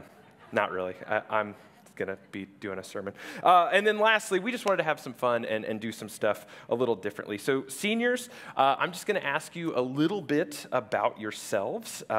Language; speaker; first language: English; native; English